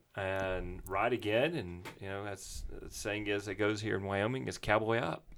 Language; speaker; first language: English; native; English